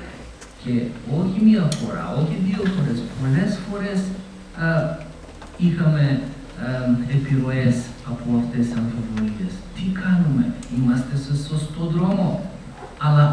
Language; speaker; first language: Greek; non-native, fluent; Macedonian